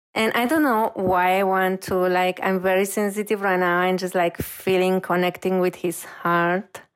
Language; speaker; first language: English; non-native, fluent; Romanian